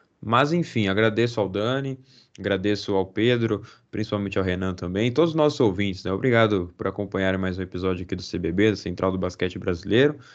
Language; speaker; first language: Portuguese; native; Portuguese